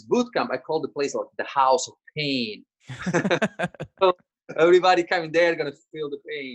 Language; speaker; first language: English; non-native, fluent; Italian